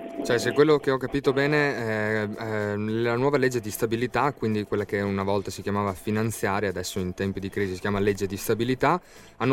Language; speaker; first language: Italian; native; Italian